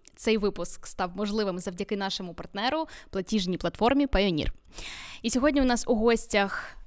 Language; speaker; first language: Ukrainian; native; Ukrainian